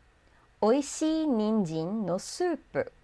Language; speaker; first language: Japanese; non-native, fluent; English